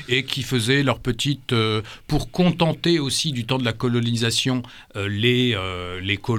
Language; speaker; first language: French; native; French